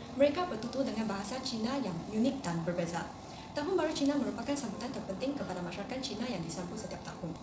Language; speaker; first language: Malay; non-native, local second language; Chinese